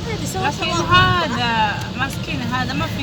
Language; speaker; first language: Arabic; non-native, learner; Oromo